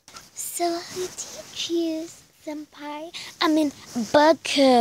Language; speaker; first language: English; non-native, learner; Spanish